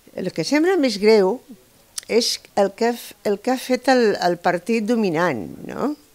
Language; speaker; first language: Catalan; non-native, local second language; Spanish